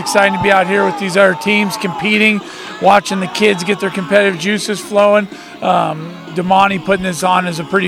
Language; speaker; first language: English; native; English